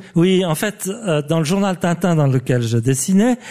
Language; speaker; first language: French; native; French